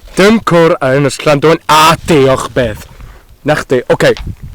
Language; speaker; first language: Welsh; non-native, learner; Hungarian